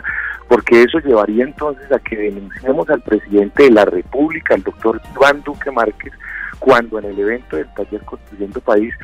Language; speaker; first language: Spanish; native; Spanish